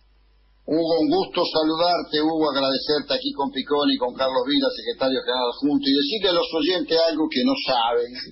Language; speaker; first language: Spanish; native; Spanish